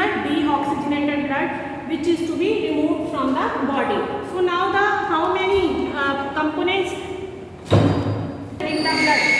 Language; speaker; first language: English; non-native, local second language; Hindi